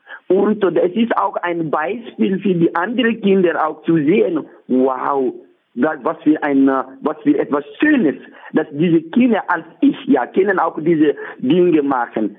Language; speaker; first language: German; non-native, learner; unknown